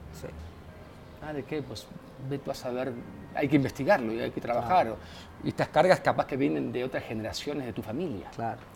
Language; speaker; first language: Spanish; native; Spanish